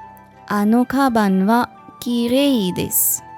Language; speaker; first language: Japanese; non-native, fluent; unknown